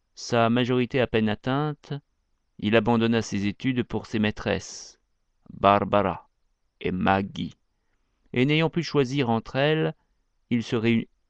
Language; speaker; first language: French; native; French